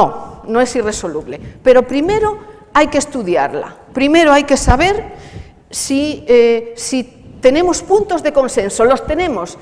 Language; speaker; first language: Spanish; native; Spanish